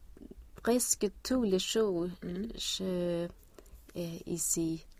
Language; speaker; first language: French; non-native, learner; Swedish